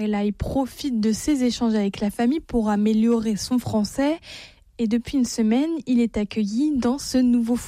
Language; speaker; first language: French; native; French